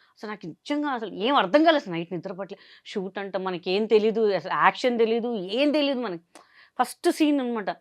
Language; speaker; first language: Telugu; non-native, local second language; Hindi